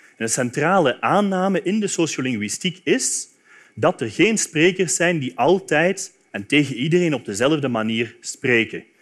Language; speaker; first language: Dutch; native; Dutch